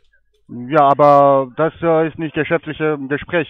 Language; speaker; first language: German; non-native, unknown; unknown